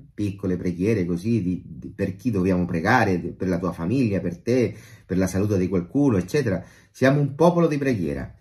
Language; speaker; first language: Italian; non-native, fluent; Spanish